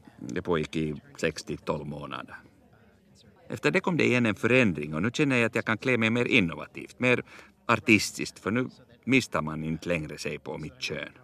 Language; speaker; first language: Swedish; native; Swedish